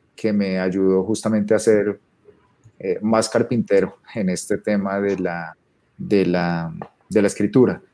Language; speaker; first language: Spanish; native; Spanish